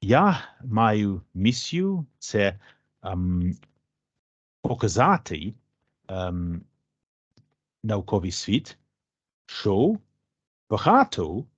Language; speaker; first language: Ukrainian; non-native, learner; English